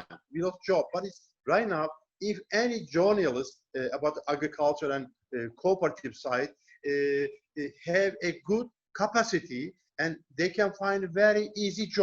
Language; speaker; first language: English; non-native, learner; Turkish